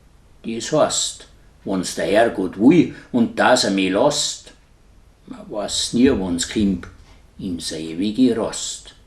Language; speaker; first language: German; native; German